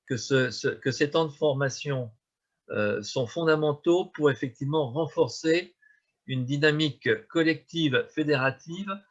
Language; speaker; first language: French; native; French